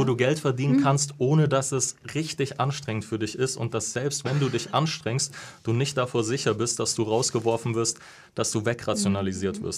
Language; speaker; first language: German; native; German